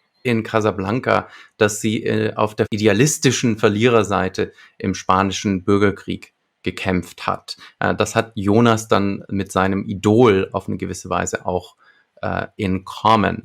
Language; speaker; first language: German; native; German